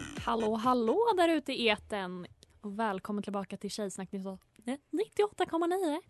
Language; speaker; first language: Swedish; native; Swedish